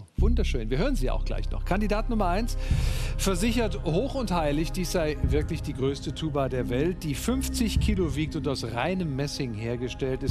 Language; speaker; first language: German; native; German